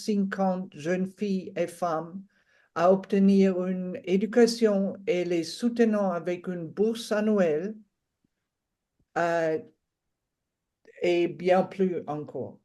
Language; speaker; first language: French; non-native, fluent; English